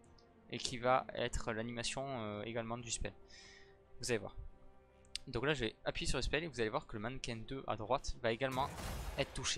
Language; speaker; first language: French; native; French